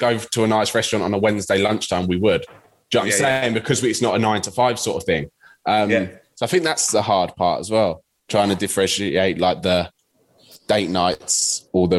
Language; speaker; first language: English; native; English